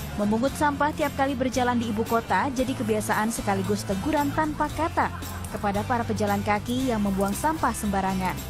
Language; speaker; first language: Indonesian; native; Indonesian